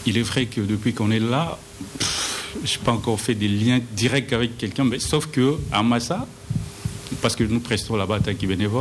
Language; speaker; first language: French; non-native, local second language; Lingala